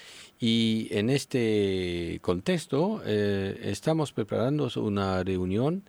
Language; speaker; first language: Spanish; non-native, fluent; French